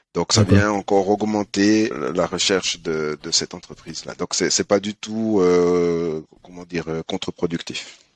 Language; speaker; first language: French; early bilingual, other home language; Haitian Creole